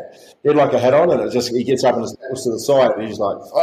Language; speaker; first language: English; native; English